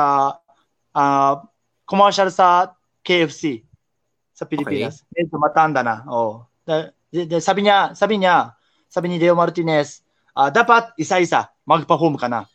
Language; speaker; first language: Filipino; non-native, learner; Japanese